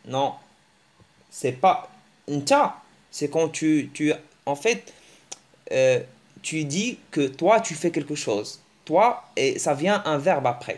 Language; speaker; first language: French; early bilingual, other home language; Arabic